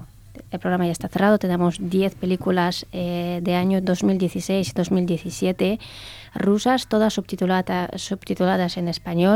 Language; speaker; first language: Spanish; non-native, fluent; Russian